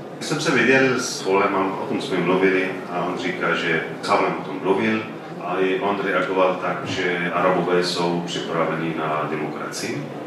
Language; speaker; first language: Czech; non-native, fluent; Arabic